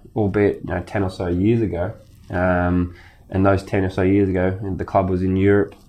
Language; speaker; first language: English; native; English